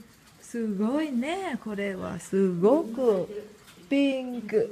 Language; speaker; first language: Japanese; non-native, learner; Vietnamese